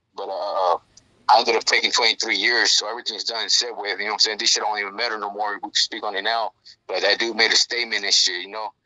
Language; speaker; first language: English; native; English